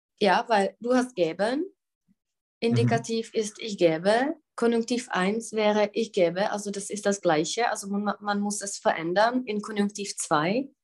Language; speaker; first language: German; non-native, fluent; Czech